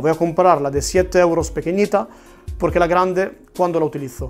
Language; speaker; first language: Spanish; non-native, fluent; Italian